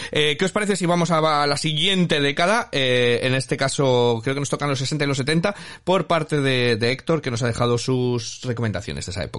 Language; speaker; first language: Spanish; native; Spanish